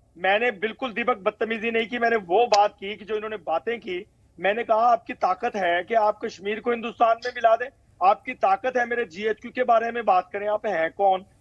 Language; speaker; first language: Urdu; native; Urdu